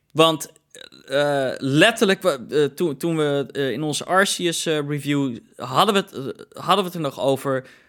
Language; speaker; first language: Dutch; native; Dutch